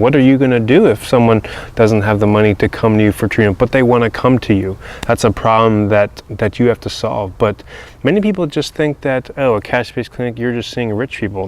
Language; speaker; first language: English; native; English